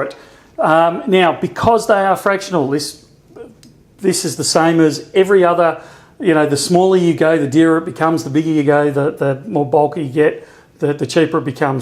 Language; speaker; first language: English; native; English